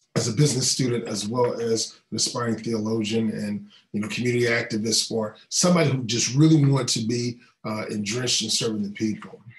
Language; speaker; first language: English; native; English